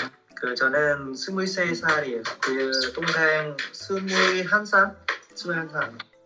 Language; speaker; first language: Korean; non-native, learner; Vietnamese